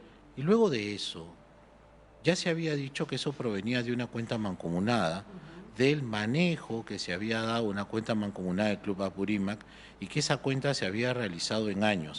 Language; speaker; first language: Spanish; native; Spanish